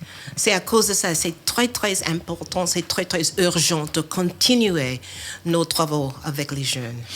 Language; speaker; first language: French; non-native, fluent; English